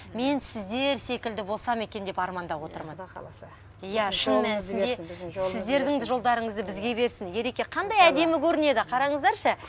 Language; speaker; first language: Kazakh; native; Kazakh